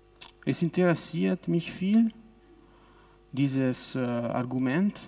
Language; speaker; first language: German; non-native, local second language; Italian